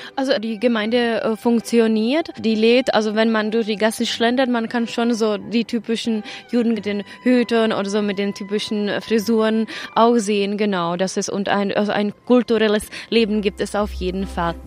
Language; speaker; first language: German; non-native, fluent; Czech